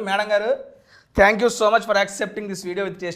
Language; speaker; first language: Telugu; native; Telugu